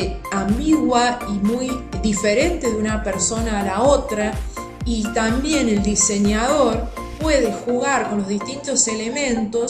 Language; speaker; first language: Spanish; native; Spanish